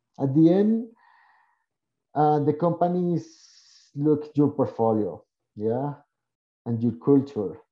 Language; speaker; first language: English; non-native, learner; Spanish